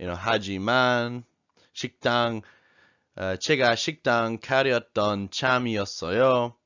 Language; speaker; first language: Korean; non-native, learner; English